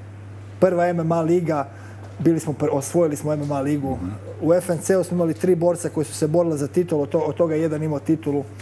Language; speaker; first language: Croatian; native; Croatian